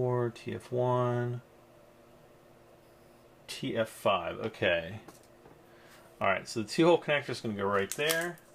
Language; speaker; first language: English; native; English